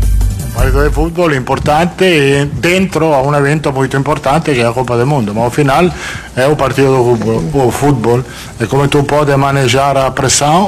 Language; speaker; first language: Portuguese; non-native, learner; Italian